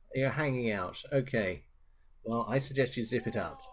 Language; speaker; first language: English; native; English